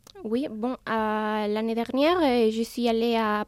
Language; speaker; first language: French; non-native, fluent; Spanish